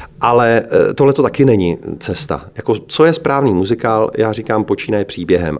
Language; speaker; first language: Czech; native; Czech